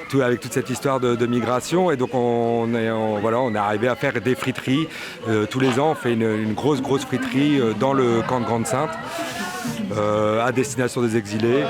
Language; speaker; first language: French; native; French